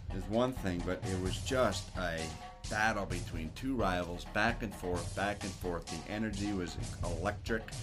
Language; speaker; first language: English; native; English